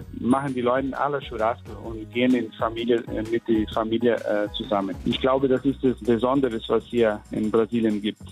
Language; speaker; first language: German; early bilingual, heritage; German